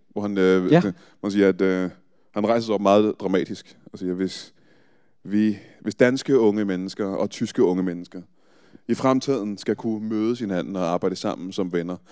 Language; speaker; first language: Danish; native; Danish